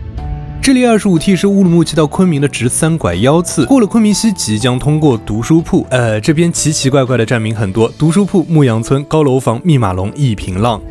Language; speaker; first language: Chinese; native; Chinese